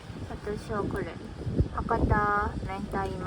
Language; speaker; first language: Japanese; non-native, fluent; Korean